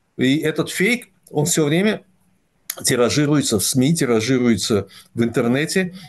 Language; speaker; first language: Russian; non-native, local second language; Azerbaijani